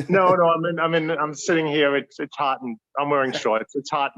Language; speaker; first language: English; native; English